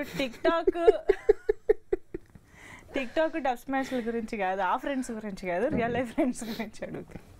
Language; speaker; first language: Telugu; native; Telugu